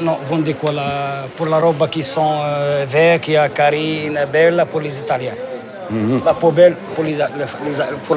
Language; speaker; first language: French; non-native, learner; Arabic